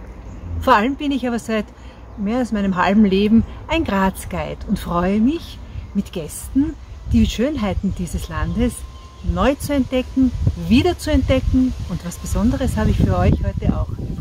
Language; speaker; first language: German; native; German